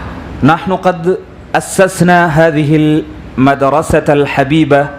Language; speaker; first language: Arabic; non-native, fluent; Urdu